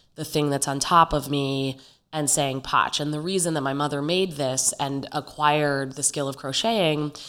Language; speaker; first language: English; native; English